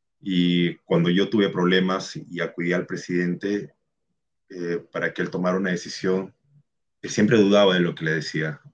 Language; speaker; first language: Spanish; native; Spanish